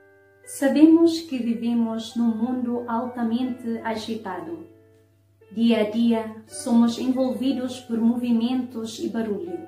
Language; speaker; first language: Portuguese; non-native, fluent; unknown